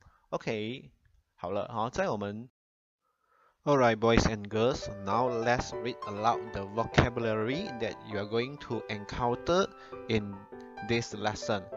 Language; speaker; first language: English; non-native, local second language; Chinese